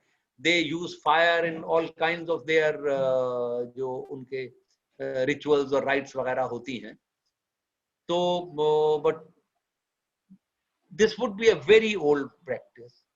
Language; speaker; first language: Hindi; native; Hindi